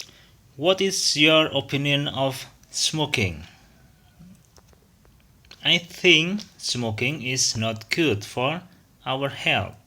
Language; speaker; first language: English; non-native, fluent; Indonesian